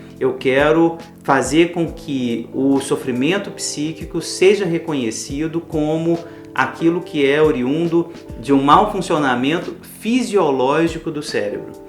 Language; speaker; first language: Portuguese; native; Portuguese